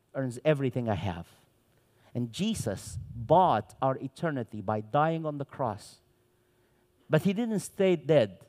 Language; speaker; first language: English; non-native, fluent; Arabic